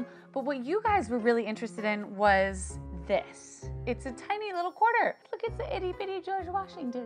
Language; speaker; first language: English; native; English